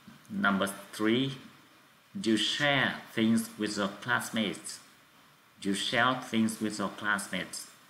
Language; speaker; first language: English; non-native, fluent; Vietnamese